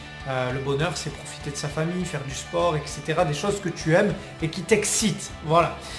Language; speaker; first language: French; native; French